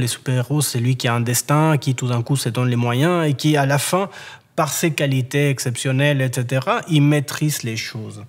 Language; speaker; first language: French; native; French